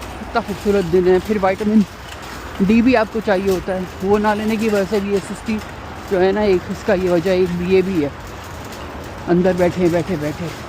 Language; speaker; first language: Urdu; native; Urdu